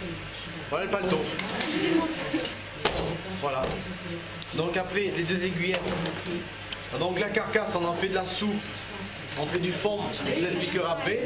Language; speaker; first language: French; native; French